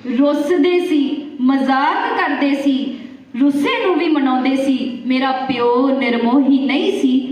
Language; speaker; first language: Punjabi; early bilingual, heritage; Punjabi